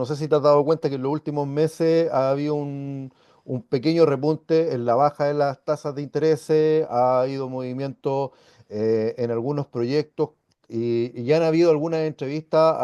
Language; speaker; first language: Spanish; native; Spanish